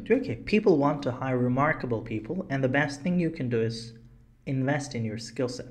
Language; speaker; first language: English; non-native, fluent; Turkish